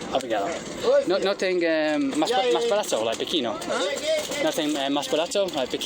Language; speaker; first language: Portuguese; non-native, learner; English